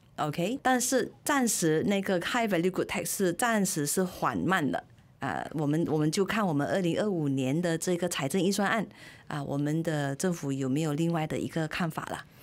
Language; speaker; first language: Chinese; native; Chinese